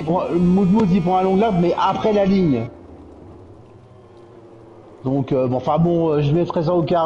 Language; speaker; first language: French; native; French